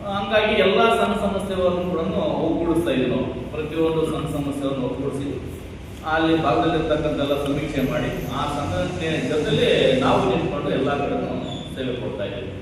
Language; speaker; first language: Kannada; native; Kannada